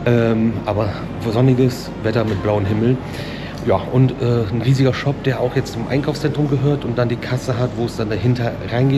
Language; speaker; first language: German; native; German